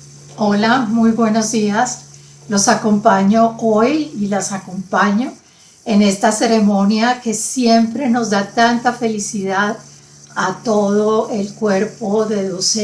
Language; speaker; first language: Spanish; native; Spanish